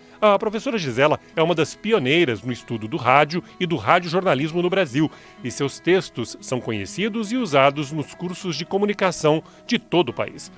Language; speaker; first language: Portuguese; native; Portuguese